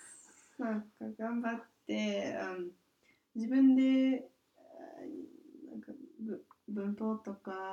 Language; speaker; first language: Japanese; non-native, fluent; English